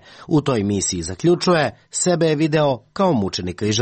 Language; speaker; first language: Serbian; native; Serbian